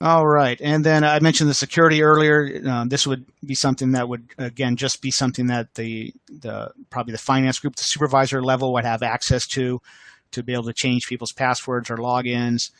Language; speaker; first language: English; native; English